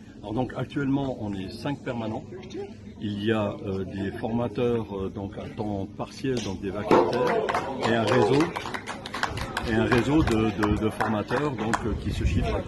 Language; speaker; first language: French; native; French